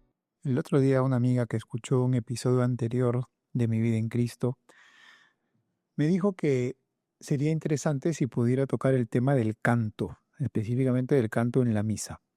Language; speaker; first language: Spanish; native; Spanish